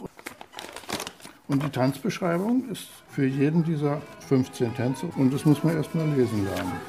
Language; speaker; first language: German; native; German